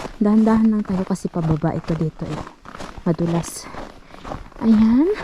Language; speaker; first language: Filipino; non-native, local second language; Cebuano